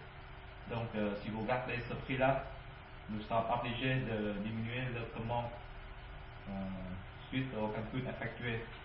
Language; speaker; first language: French; non-native, learner; Vietnamese